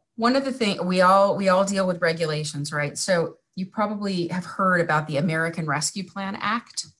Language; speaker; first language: English; native; English